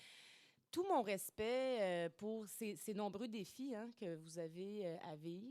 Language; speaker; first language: French; native; French